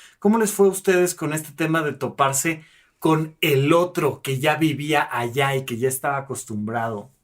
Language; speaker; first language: Spanish; native; Spanish